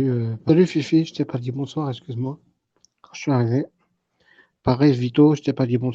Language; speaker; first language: French; native; French